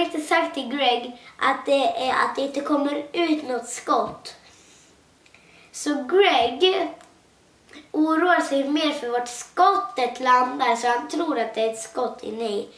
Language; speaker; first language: Swedish; non-native, local second language; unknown